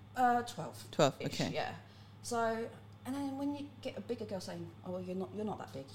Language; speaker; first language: English; early bilingual, other home language; Cantonese